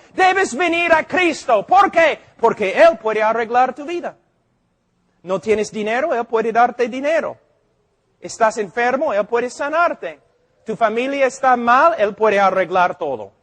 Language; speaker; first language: Spanish; non-native, fluent; English